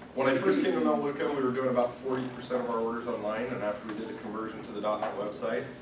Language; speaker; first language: English; native; English